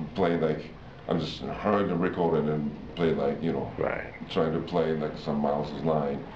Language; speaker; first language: English; non-native, fluent; Japanese